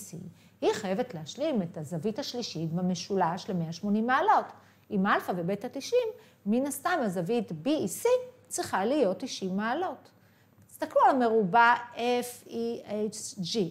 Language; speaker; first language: Hebrew; native; Hebrew